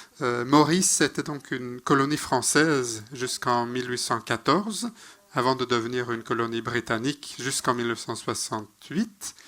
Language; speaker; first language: French; non-native, fluent; Norwegian